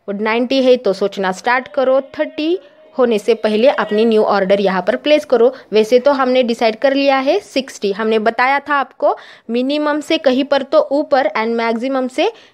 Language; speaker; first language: Hindi; non-native, local second language; Marathi